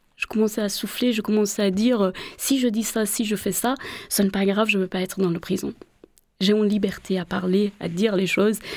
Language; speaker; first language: French; non-native, fluent; Persian